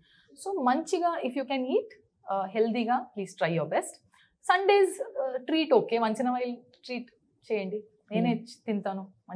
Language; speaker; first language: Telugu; non-native, learner; Kannada